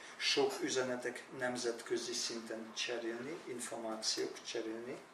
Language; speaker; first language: Hungarian; non-native, learner; German